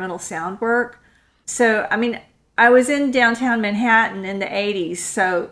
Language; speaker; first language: English; native; English